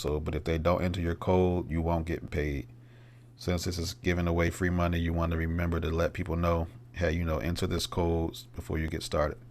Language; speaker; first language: English; native; English